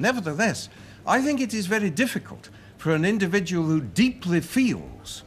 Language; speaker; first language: English; native; English